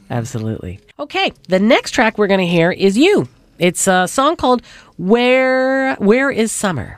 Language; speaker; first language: English; native; English